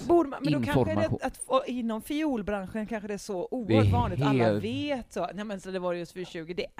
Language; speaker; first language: Swedish; native; Swedish